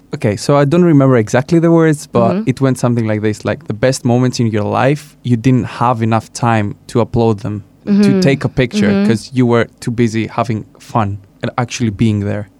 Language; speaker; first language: English; non-native, fluent; Greek